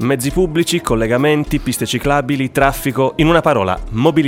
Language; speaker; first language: Italian; native; Italian